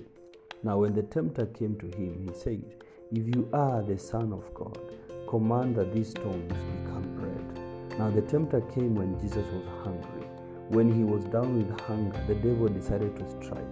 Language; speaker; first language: English; non-native, local second language; Kamba